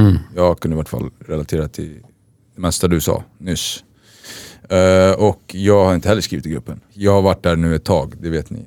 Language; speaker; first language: Swedish; native; Swedish